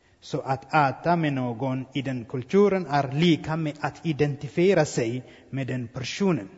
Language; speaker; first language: Swedish; non-native, fluent; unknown